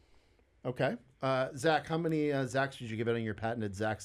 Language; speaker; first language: English; native; English